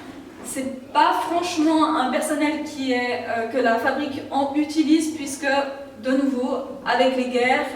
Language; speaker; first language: French; native; French